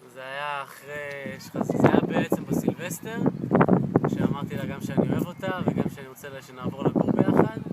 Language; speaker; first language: Hebrew; native; Hebrew